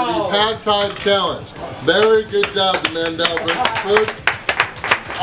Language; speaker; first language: English; native; English